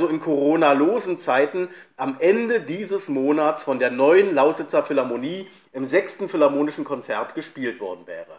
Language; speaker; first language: German; native; German